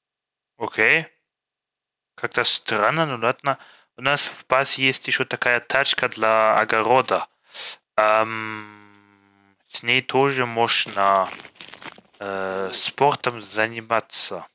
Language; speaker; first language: Russian; non-native, fluent; German